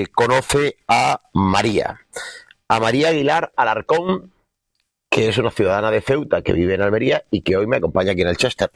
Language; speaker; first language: Spanish; native; Spanish